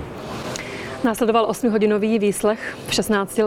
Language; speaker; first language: Czech; native; Czech